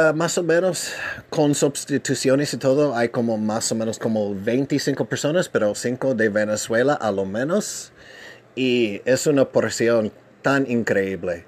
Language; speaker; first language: Spanish; non-native, learner; English